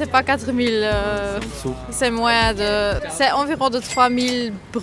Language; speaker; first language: French; non-native, local second language; Dutch